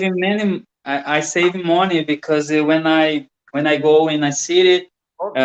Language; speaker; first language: English; non-native, learner; Portuguese